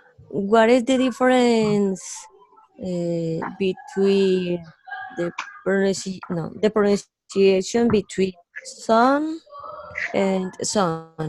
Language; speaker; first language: English; non-native, learner; Spanish